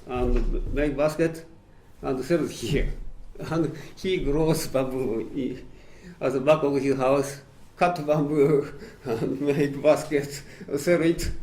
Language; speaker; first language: English; non-native, fluent; Japanese